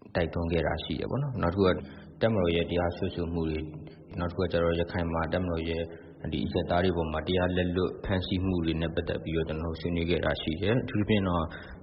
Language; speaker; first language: Burmese; native; Burmese